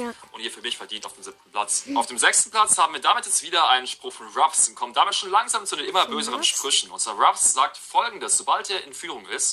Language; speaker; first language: German; native; German